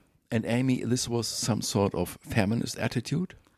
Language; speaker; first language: English; non-native, fluent; German